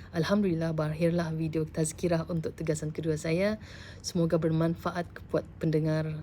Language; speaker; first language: Malay; native; Malay